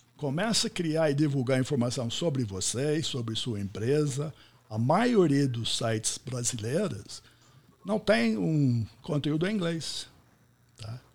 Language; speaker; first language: Portuguese; non-native, fluent; English